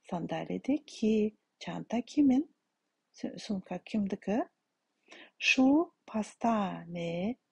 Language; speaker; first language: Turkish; non-native, fluent; Kazakh